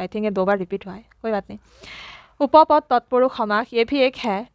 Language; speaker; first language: Hindi; non-native, local second language; Assamese